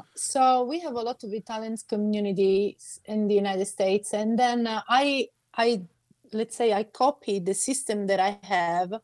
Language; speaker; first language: English; non-native, fluent; Sicilian